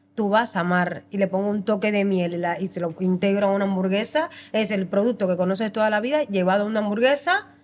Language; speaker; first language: Spanish; native; Spanish